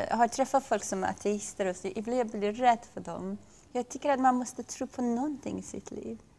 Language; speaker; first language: Swedish; non-native, fluent; Persian